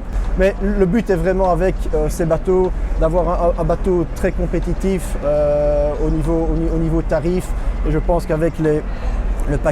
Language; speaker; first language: French; native; French